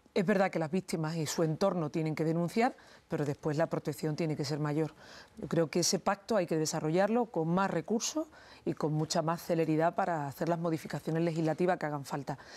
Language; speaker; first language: Spanish; native; Spanish